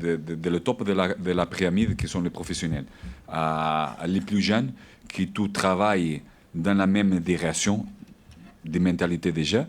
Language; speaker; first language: French; non-native, learner; Portuguese